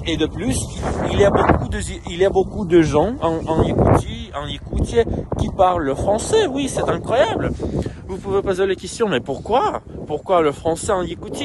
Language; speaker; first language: French; non-native, fluent; Russian